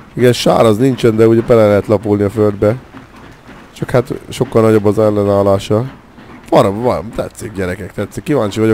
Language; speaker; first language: Hungarian; native; Hungarian